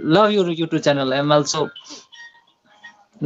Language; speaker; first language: English; non-native, learner; Hindi